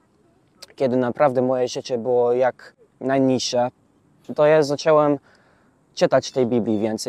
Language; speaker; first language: Polish; early bilingual, heritage; English